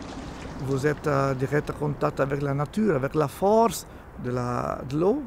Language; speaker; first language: French; non-native, local second language; Italian